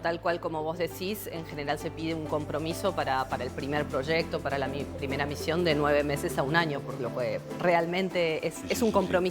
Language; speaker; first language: Spanish; native; Spanish